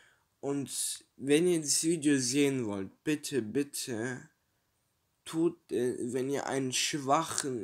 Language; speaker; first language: German; early bilingual, other home language; Turkish